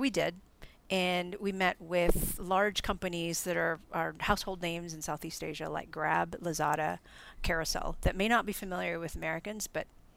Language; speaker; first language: English; non-native, local second language; Filipino